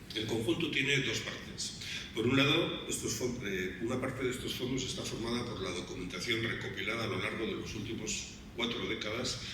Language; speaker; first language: Spanish; native; Spanish